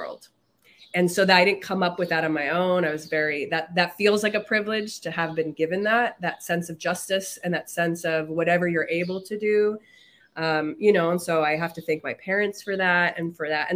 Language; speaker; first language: English; native; English